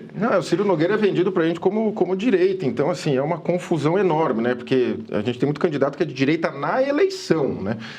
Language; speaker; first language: Portuguese; native; Portuguese